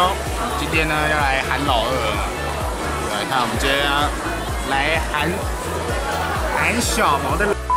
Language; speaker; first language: Chinese; native; Chinese